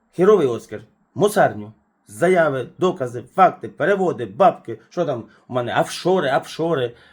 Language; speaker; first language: Ukrainian; native; Ukrainian